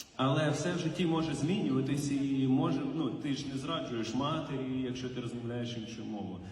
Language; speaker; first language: Ukrainian; non-native, local second language; Russian